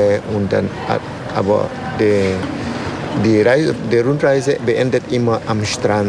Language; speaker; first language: German; non-native, learner; Spanish